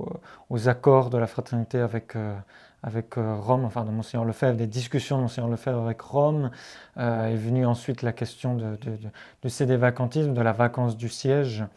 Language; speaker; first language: French; native; French